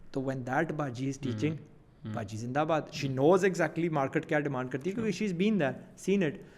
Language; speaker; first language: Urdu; early bilingual, heritage; Urdu